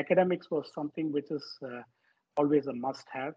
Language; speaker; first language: English; non-native, local second language; Tamil